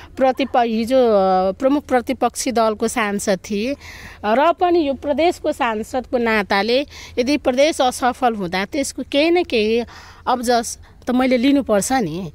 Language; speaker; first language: Nepali; non-native, local second language; Maithili